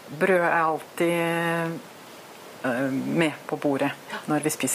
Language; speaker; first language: Norwegian; non-native, learner; Russian